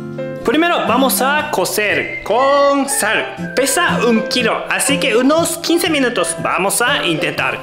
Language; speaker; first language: Spanish; non-native, learner; Japanese